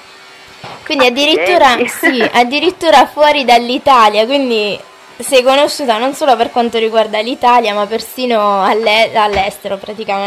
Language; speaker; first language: Italian; native; Italian